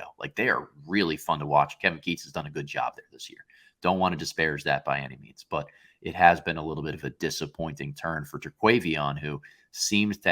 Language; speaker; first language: English; native; English